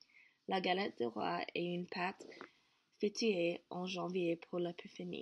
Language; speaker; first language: French; non-native, learner; English